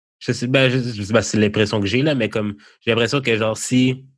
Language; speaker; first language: French; native; French